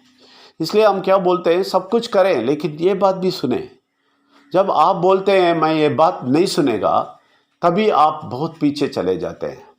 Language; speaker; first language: Hindi; non-native, local second language; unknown